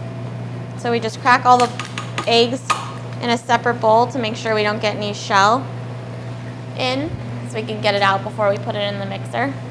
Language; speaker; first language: English; native; English